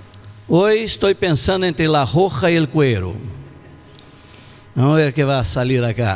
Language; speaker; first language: Spanish; non-native, learner; Portuguese